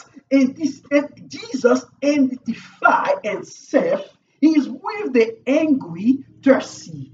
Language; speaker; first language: English; non-native, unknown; Haitian Creole